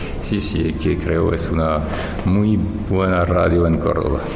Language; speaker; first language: Spanish; non-native, fluent; French